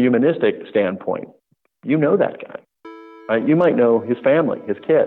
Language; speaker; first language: English; native; English